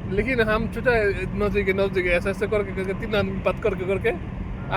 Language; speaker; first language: Hindi; non-native, learner; Bangla